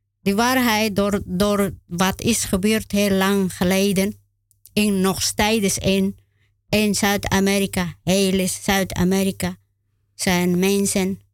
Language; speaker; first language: Dutch; non-native, learner; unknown